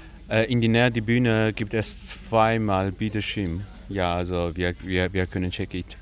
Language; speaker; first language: German; non-native, learner; Chinese